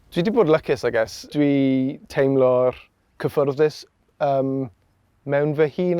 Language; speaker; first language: Welsh; non-native, local second language; English